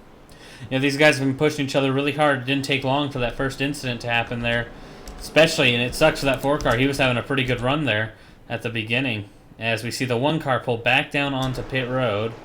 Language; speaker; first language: English; native; English